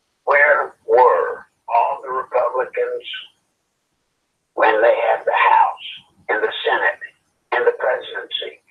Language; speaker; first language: English; native; English